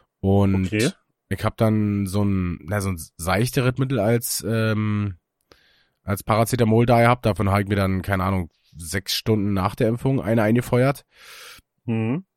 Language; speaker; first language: German; native; German